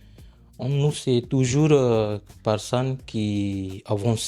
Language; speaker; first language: French; non-native, learner; Punjabi